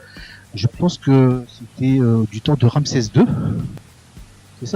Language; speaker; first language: French; native; French